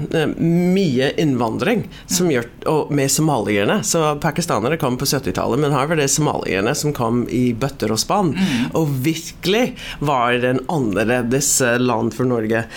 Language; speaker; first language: Norwegian; non-native, fluent; English